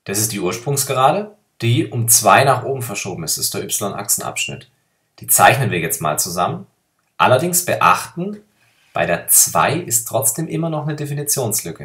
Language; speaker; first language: German; native; German